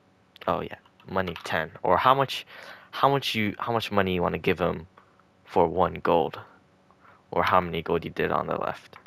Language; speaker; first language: English; native; English